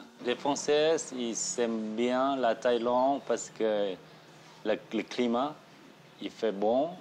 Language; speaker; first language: French; non-native, learner; Thai